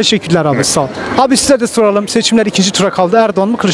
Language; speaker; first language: Turkish; native; Turkish